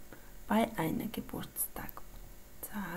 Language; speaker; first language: German; non-native, learner; Mongolian